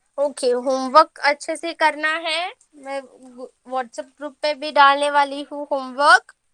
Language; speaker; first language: Hindi; non-native, local second language; Marathi